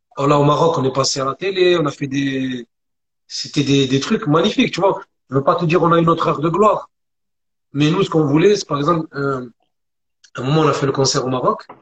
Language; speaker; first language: French; early bilingual, other home language; Arabic